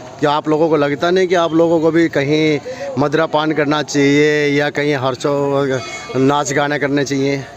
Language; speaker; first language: Hindi; native; Hindi